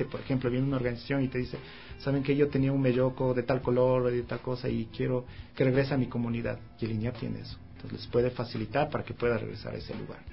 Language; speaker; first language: Spanish; native; Spanish